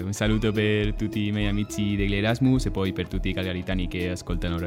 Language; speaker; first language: Italian; non-native, fluent; Spanish